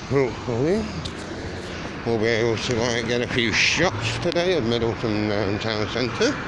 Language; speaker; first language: English; native; English